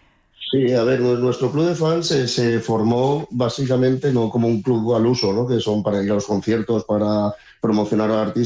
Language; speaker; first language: Spanish; native; Spanish